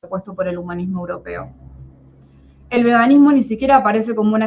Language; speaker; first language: Spanish; native; Spanish